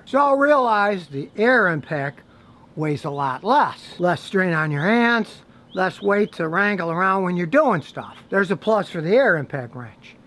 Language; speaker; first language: English; native; English